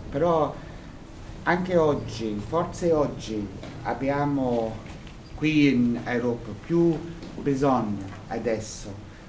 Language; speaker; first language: Italian; non-native, fluent; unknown